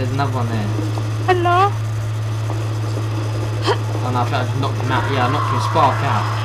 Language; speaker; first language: English; native; English